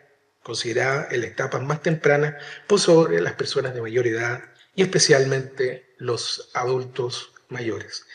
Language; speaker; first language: Spanish; native; Spanish